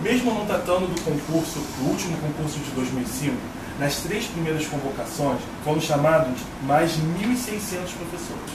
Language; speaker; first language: Portuguese; native; Portuguese